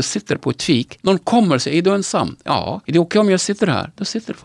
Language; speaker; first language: Swedish; non-native, fluent; Arabic